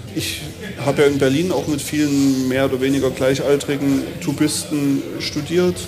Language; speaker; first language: German; native; German